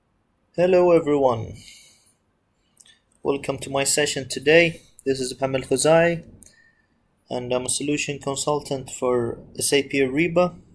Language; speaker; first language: English; non-native, fluent; Arabic